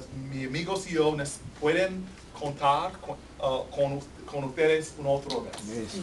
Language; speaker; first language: Spanish; non-native, fluent; English